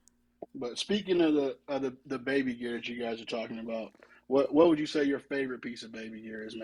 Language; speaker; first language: English; native; English